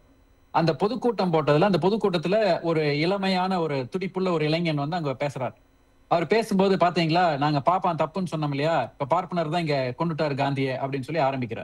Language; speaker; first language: Tamil; native; Tamil